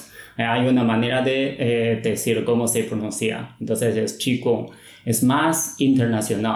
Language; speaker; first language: Spanish; non-native, fluent; Chinese